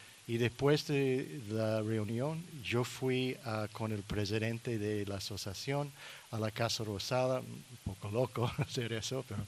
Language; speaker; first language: Spanish; non-native, learner; English